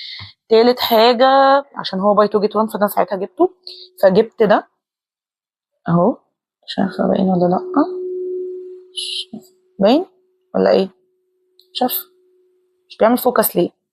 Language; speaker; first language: Arabic; native; Arabic